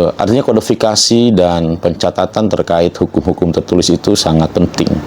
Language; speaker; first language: Indonesian; non-native, local second language; Sundanese